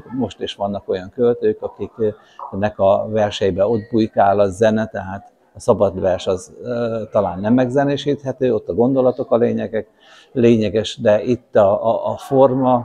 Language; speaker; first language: Hungarian; native; Hungarian